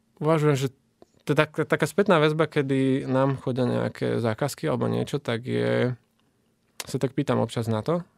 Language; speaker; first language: Slovak; native; Slovak